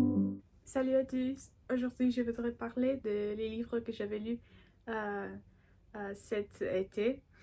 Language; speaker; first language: French; non-native, learner; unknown